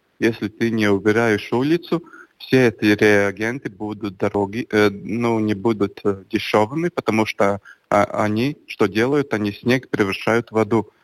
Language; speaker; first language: Russian; non-native, local second language; Latvian